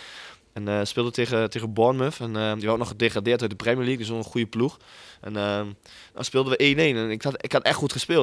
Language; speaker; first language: Dutch; native; Dutch